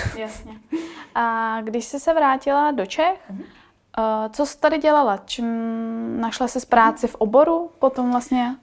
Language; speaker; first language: Czech; native; Czech